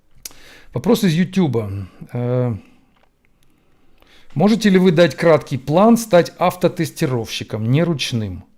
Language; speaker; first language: Russian; native; Russian